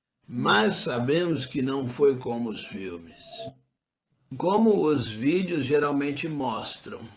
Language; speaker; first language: Portuguese; non-native, fluent; English